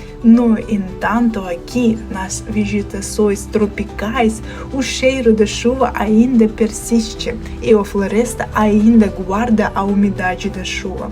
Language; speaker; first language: Portuguese; non-native, fluent; Russian